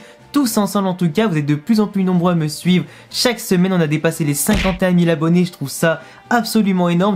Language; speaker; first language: French; native; French